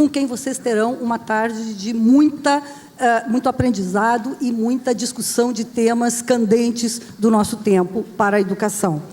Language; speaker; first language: Portuguese; native; Portuguese